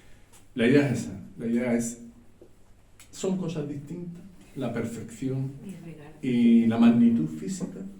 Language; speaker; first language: Spanish; native; Spanish